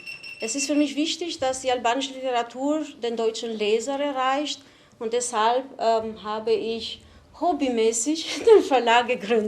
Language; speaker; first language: German; non-native, fluent; Albanian